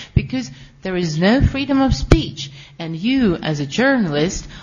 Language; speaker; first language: English; non-native, fluent; Russian